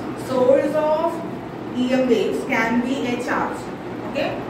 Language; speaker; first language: English; non-native, local second language; Malayalam